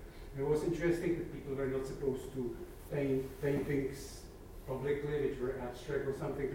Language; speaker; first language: English; non-native, fluent; Czech